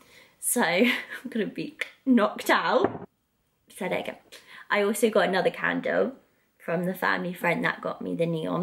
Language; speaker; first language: English; native; English